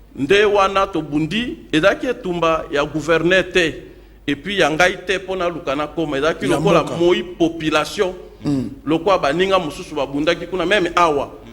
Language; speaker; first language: Lingala; native; Lingala